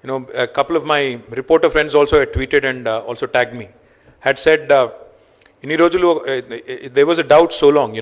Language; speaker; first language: English; non-native, local second language; Telugu